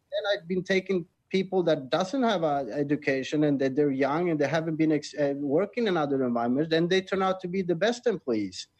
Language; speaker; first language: English; non-native, fluent; Swedish